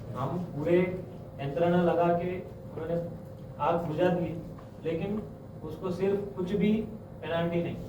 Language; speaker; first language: Hindi; non-native, local second language; Marathi